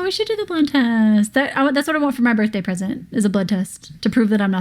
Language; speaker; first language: English; native; English